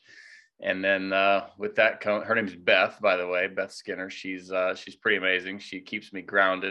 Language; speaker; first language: English; native; English